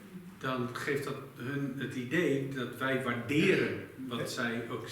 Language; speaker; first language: Dutch; native; Dutch